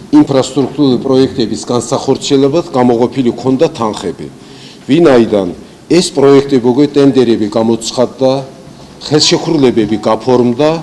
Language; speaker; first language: Georgian; non-native, local second language; Azerbaijani